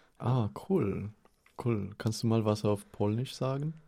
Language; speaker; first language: German; non-native, fluent; Spanish